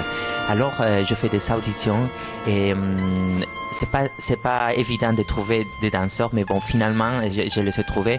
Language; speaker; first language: French; non-native, fluent; Spanish